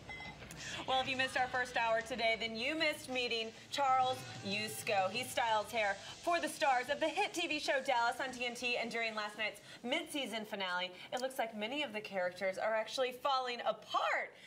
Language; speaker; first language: English; native; English